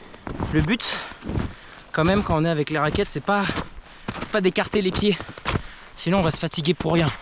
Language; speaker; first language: French; native; French